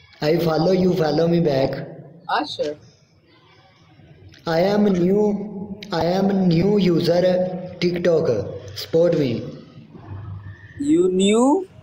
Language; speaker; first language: English; non-native, learner; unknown